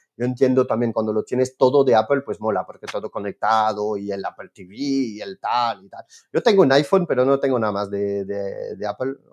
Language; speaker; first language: Spanish; non-native, fluent; French